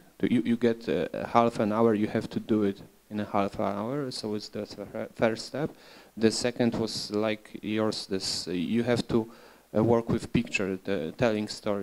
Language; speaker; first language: English; non-native, learner; Polish